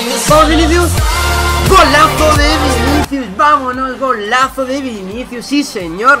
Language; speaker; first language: Spanish; native; Spanish